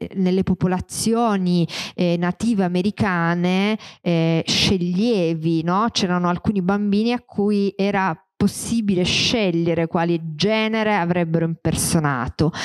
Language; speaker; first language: Italian; native; Italian